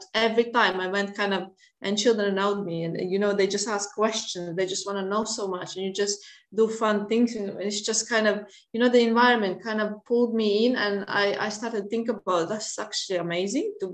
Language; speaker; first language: English; non-native, fluent; Latvian